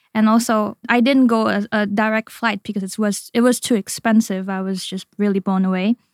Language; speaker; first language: English; non-native, fluent; Indonesian